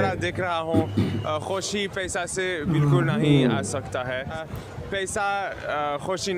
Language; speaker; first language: Hindi; non-native, learner; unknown